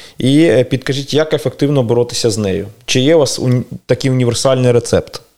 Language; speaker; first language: Ukrainian; native; Ukrainian